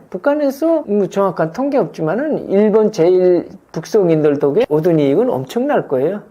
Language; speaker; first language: Korean; native; Korean